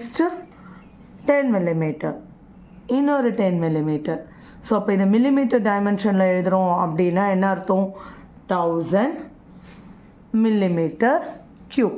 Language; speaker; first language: Tamil; native; Tamil